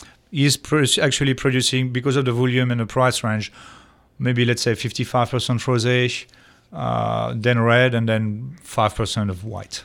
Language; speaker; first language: English; non-native, fluent; French